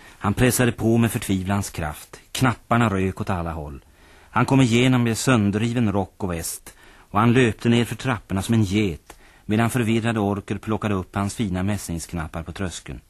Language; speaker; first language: Swedish; native; Swedish